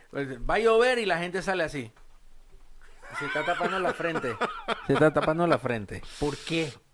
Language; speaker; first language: Spanish; native; Spanish